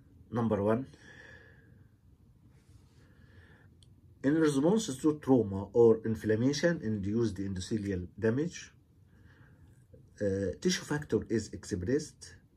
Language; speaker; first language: English; non-native, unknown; Arabic